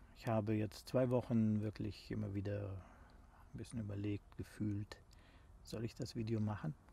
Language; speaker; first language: German; non-native, fluent; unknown